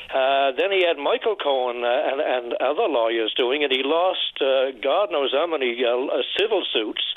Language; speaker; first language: English; native; English